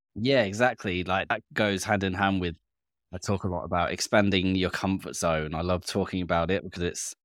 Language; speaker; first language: English; native; English